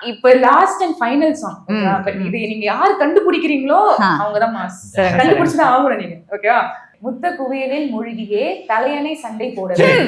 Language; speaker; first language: Tamil; native; Tamil